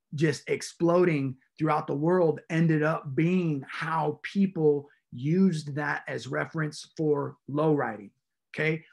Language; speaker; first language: English; native; English